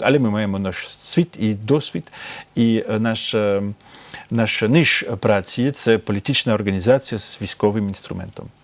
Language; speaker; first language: Ukrainian; non-native, fluent; French